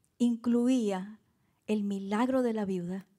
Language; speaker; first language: Spanish; native; Spanish